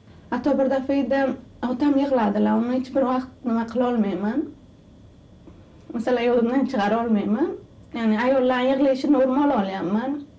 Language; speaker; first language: Turkish; non-native, learner; Uzbek